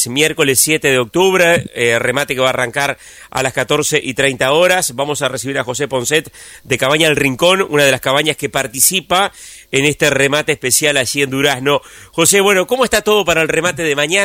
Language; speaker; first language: Spanish; native; Spanish